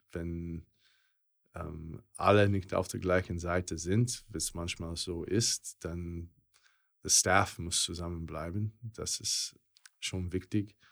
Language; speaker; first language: German; non-native, fluent; English